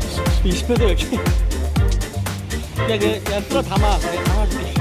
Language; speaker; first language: Korean; native; Korean